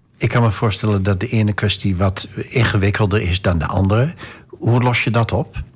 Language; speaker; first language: Dutch; native; Dutch